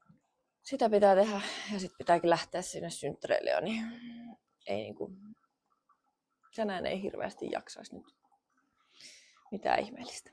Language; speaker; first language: Finnish; native; Finnish